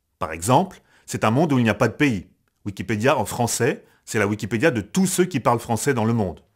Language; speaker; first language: French; native; French